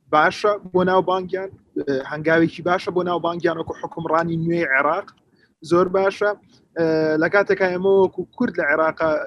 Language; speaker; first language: Central Kurdish; native; Central Kurdish